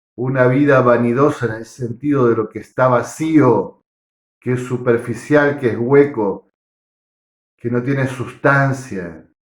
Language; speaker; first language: Spanish; native; Spanish